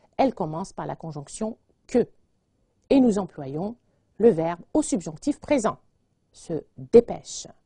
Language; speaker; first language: French; non-native, local second language; Arabic